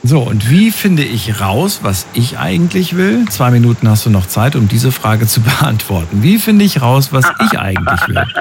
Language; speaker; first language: German; native; German